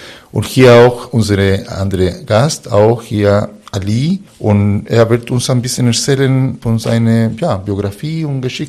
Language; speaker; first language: German; non-native, fluent; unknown